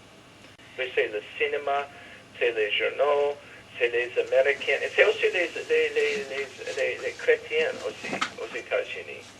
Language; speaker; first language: French; non-native, learner; English